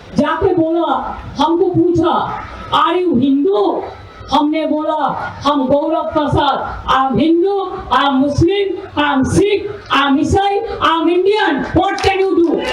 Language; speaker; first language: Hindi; non-native, local second language; Bangla